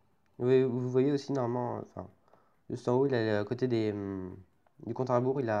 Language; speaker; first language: French; native; French